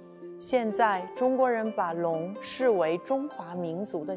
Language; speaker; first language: Chinese; native; Chinese